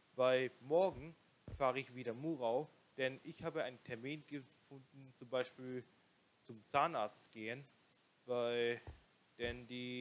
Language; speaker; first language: German; non-native, local second language; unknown